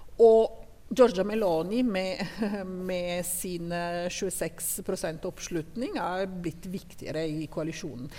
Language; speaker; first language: Norwegian; non-native, fluent; Italian